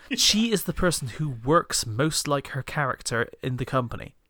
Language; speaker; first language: English; native; English